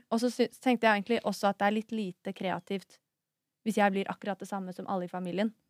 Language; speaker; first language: Norwegian; native; Norwegian